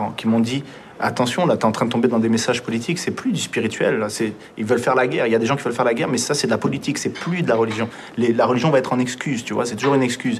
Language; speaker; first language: French; early bilingual, other home language; Arabic